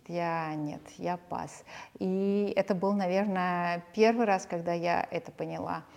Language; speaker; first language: Russian; early bilingual, other home language; Armenian